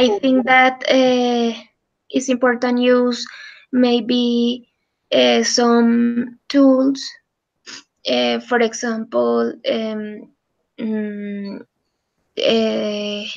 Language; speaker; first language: English; non-native, learner; Spanish